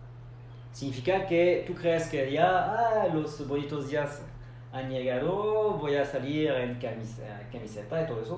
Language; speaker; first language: Spanish; non-native, fluent; French